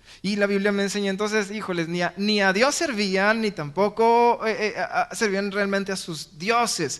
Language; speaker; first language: Spanish; native; Spanish